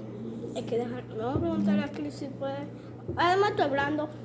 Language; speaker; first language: Spanish; native; Spanish